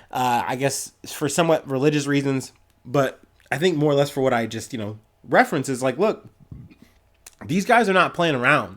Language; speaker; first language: English; native; English